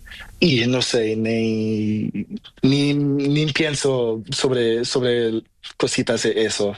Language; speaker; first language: Spanish; non-native, learner; Portuguese